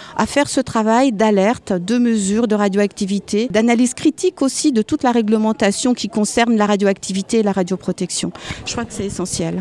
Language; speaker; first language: French; native; French